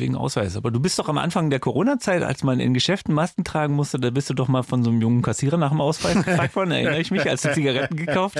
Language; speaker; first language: German; native; German